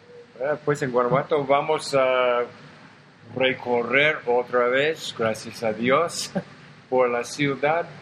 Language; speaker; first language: Spanish; non-native, fluent; English